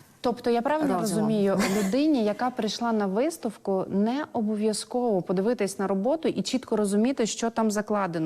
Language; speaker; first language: Ukrainian; native; Ukrainian